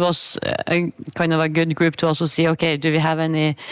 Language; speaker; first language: English; non-native, fluent; Norwegian